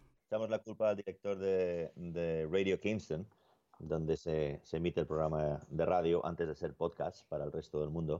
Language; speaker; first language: Spanish; native; Spanish